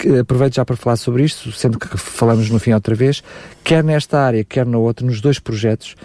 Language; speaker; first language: Portuguese; native; Portuguese